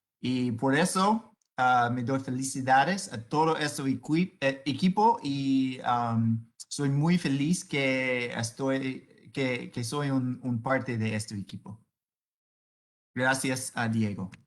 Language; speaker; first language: Spanish; non-native, fluent; English